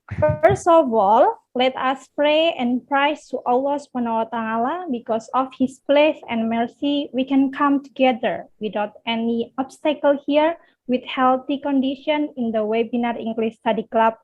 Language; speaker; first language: English; non-native, learner; Indonesian